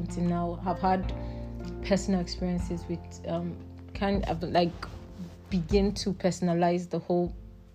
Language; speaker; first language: English; non-native, local second language; Igbo